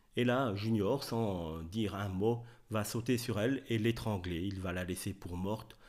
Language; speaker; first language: French; native; French